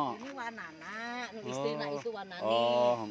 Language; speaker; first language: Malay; non-native, local second language; Sundanese